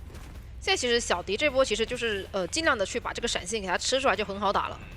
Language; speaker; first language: Chinese; native; Chinese